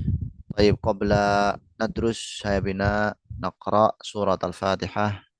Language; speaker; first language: Arabic; non-native, fluent; Indonesian